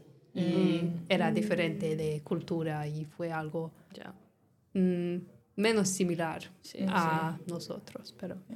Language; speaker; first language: Spanish; non-native, learner; English